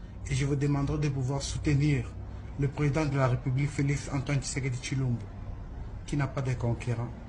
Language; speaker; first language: French; non-native, local second language; Lingala